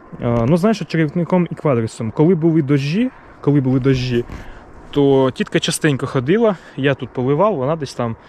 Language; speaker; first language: Ukrainian; native; Ukrainian